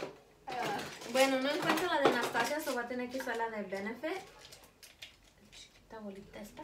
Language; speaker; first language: Spanish; early bilingual, heritage; Spanish